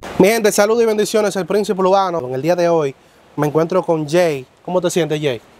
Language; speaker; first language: Spanish; native; Spanish